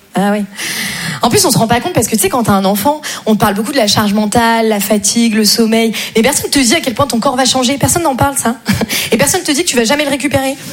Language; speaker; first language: French; native; French